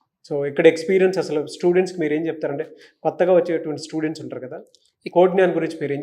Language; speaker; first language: Telugu; native; Telugu